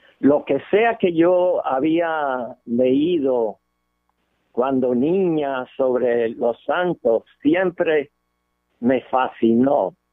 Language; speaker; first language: Spanish; early bilingual, heritage; Spanish